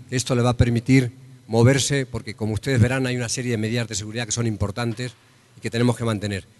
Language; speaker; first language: Spanish; native; Spanish